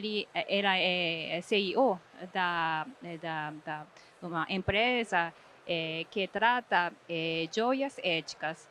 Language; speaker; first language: Portuguese; non-native, fluent; Japanese